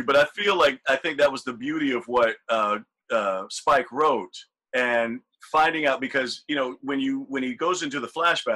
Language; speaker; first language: English; native; English